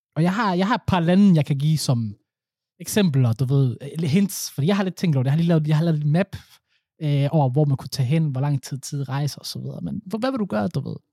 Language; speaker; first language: Danish; early bilingual, other home language; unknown